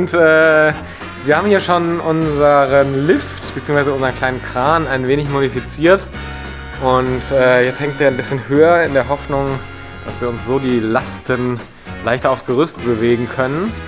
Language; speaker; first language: German; native; German